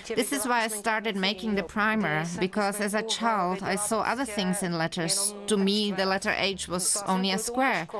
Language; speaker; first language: English; non-native, fluent; Czech